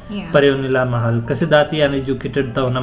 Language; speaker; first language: Filipino; non-native, learner; Punjabi